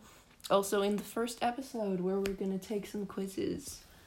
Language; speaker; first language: English; non-native, fluent; Danish